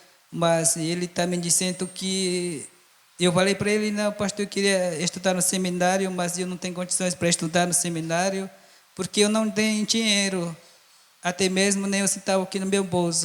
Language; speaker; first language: Portuguese; non-native, local second language; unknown